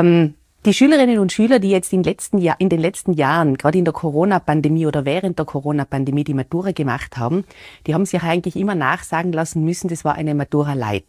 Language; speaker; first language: German; native; German